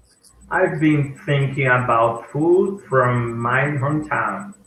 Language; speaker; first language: English; non-native, learner; Portuguese